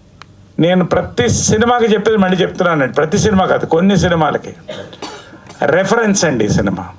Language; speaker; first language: Telugu; native; Telugu